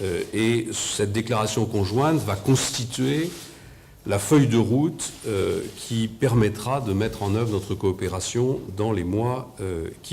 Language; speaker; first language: French; native; French